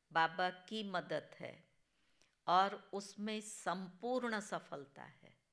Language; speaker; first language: Hindi; non-native, local second language; Gujarati